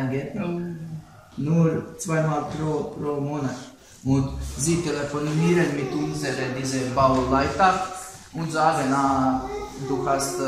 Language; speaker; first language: German; non-native, learner; Croatian